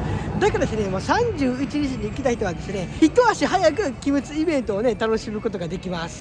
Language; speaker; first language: Japanese; native; Japanese